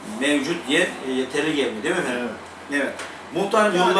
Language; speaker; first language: Turkish; native; Turkish